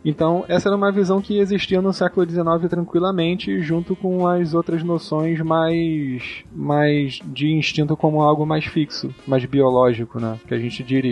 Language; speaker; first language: Portuguese; native; Portuguese